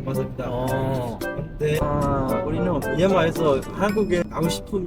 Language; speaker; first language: Korean; non-native, learner; Burmese